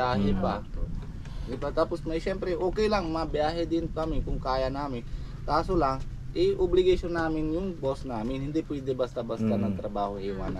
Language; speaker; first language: Filipino; non-native, fluent; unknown